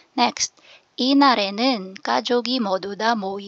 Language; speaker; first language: Korean; non-native, fluent; Filipino